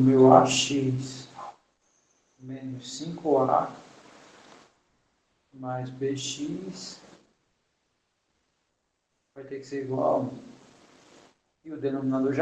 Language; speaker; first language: Portuguese; native; Portuguese